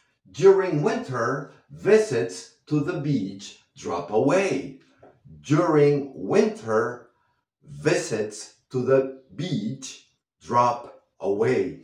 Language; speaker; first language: English; non-native, fluent; Spanish